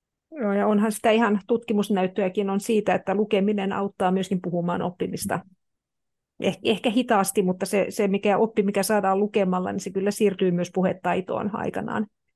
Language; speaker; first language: Finnish; native; Finnish